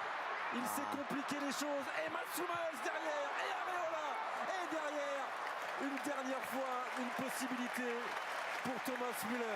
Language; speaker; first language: French; native; French